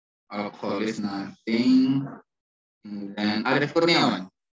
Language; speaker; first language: English; non-native, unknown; Indonesian